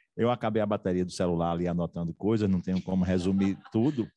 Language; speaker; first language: Portuguese; native; Portuguese